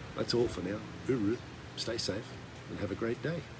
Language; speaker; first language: English; native; English